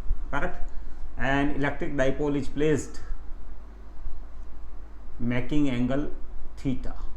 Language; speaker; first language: Hindi; native; Hindi